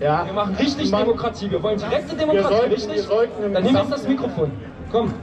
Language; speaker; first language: German; native; German